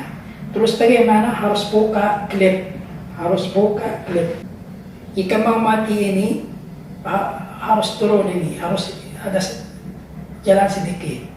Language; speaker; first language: Indonesian; non-native, learner; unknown